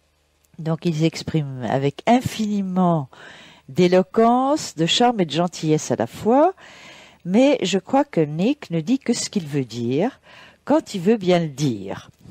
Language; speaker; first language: French; native; French